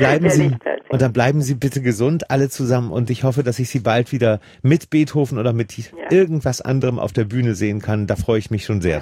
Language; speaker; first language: German; native; German